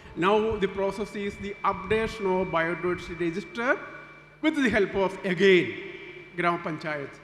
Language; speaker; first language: English; non-native, local second language; Malayalam